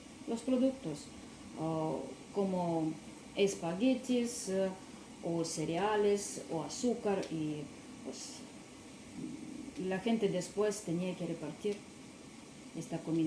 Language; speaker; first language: Spanish; non-native, learner; Russian